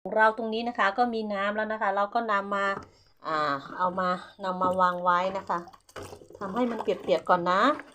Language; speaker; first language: Thai; non-native, local second language; Hmong